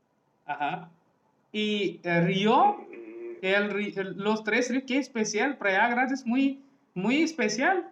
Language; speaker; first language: Spanish; non-native, learner; Hindi